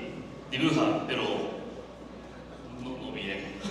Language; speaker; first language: Spanish; non-native, learner; Japanese